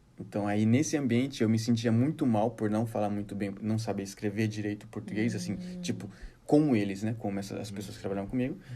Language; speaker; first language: Portuguese; early bilingual, heritage; Portuguese